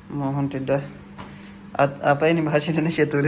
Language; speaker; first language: Indonesian; non-native, learner; Urdu